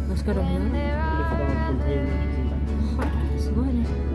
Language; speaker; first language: Swedish; non-native, learner; Japanese